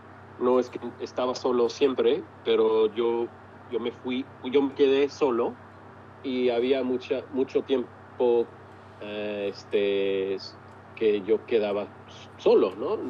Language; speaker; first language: Spanish; early bilingual, heritage; English